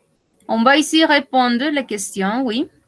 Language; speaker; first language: French; non-native, learner; Spanish